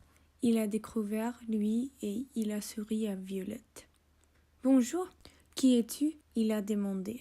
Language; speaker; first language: French; non-native, learner; English